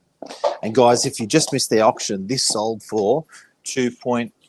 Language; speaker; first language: English; native; English